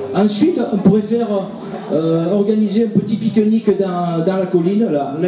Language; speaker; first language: French; native; French